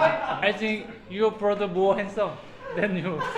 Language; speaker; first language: English; non-native, learner; Korean